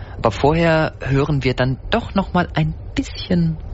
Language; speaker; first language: German; native; German